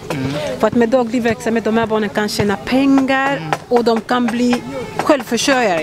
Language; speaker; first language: Swedish; early bilingual, other home language; Lingala